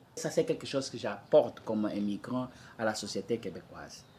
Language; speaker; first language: French; non-native, fluent; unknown